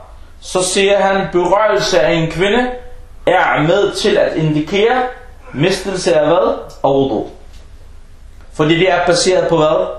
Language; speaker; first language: Danish; non-native, fluent; Arabic